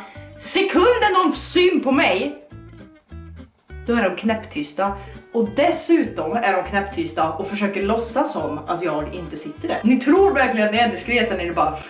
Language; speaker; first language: Swedish; native; Swedish